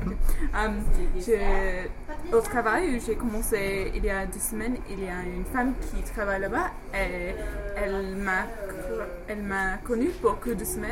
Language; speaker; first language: French; non-native, fluent; English